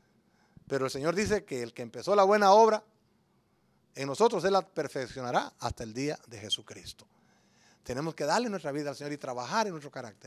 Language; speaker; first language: Spanish; native; Spanish